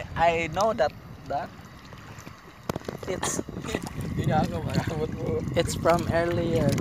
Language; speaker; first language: English; non-native, learner; Cebuano